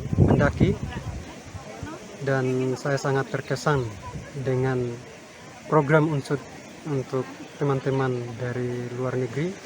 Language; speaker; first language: Indonesian; non-native, fluent; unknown